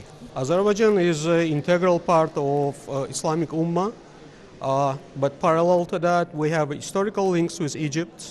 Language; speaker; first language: English; non-native, fluent; Azerbaijani